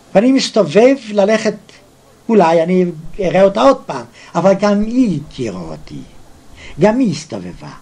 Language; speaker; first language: Hebrew; non-native, fluent; Yiddish